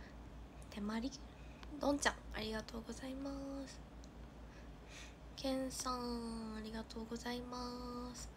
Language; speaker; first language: Japanese; native; Japanese